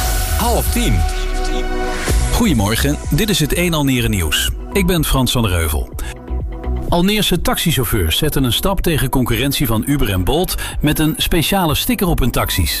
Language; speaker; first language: Dutch; native; Dutch